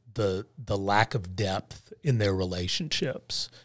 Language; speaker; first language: English; native; English